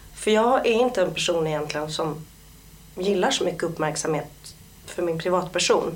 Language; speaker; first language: Swedish; early bilingual, other home language; Polish